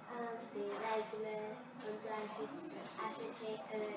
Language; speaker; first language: French; early bilingual, other home language; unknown